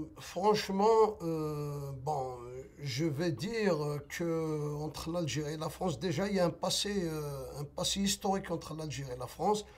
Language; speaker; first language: French; non-native, local second language; Kabyle